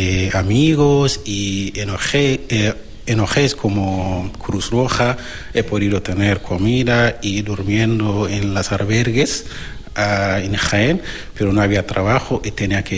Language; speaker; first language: Spanish; non-native, learner; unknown